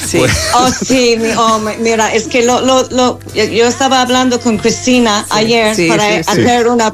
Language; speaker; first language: Spanish; non-native, fluent; English